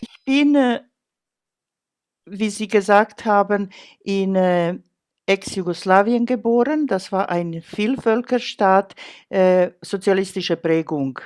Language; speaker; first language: German; non-native, fluent; Croatian